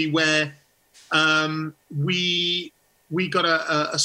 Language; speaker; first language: English; native; English